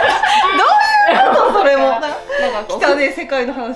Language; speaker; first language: Japanese; native; Japanese